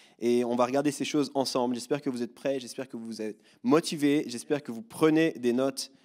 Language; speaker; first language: French; native; French